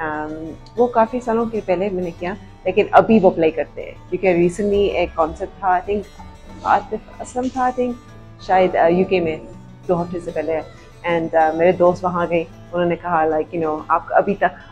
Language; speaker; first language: Hindi; early bilingual, heritage; Urdu